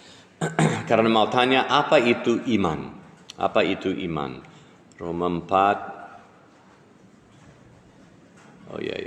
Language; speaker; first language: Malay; non-native, fluent; English